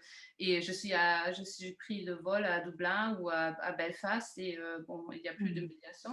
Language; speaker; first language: French; non-native, fluent; German